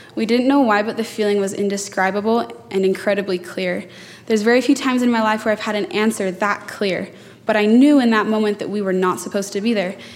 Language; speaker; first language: English; native; English